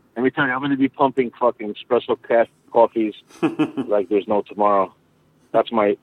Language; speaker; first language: English; early bilingual, other home language; Spanish